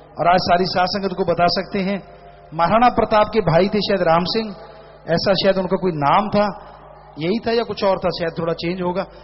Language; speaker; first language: Hindi; non-native, local second language; Punjabi